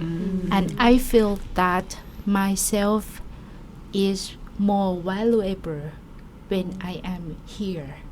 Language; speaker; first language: English; non-native, learner; Thai